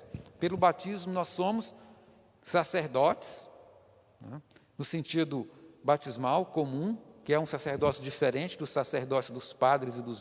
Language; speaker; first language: Portuguese; native; Portuguese